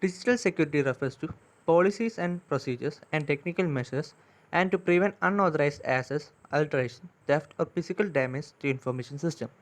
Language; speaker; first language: English; non-native, local second language; Malayalam